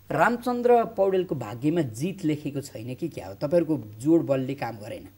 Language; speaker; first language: Nepali; native; Nepali